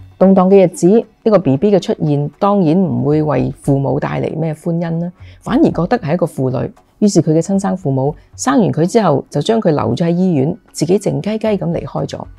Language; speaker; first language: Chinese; non-native, local second language; Cantonese